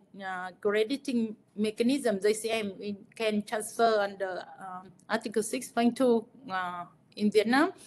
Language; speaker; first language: English; non-native, fluent; Vietnamese